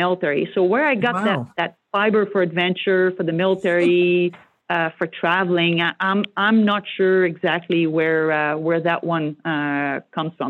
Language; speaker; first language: English; non-native, fluent; French